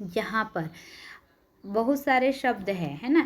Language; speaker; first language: Hindi; non-native, local second language; Marathi